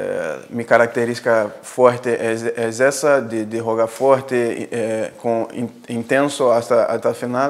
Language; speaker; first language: Spanish; non-native, fluent; Portuguese